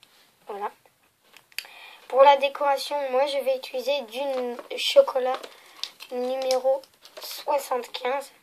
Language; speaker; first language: French; native; French